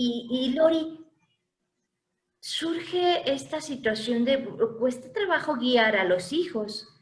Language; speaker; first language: Spanish; native; Spanish